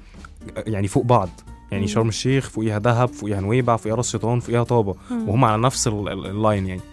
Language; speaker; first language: Arabic; native; Arabic